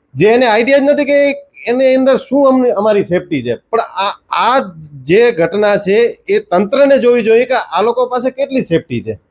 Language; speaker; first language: Gujarati; native; Gujarati